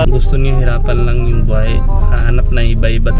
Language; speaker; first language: Filipino; non-native, learner; Hindi